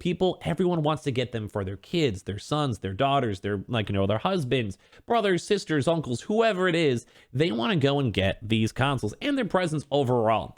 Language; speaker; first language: English; native; English